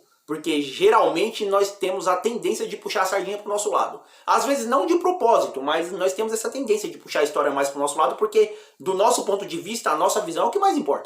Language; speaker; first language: Portuguese; native; Portuguese